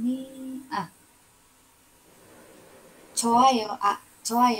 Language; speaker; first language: Korean; non-native, learner; Indonesian